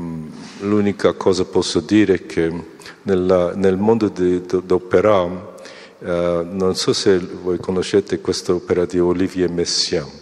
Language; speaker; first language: Italian; non-native, fluent; Korean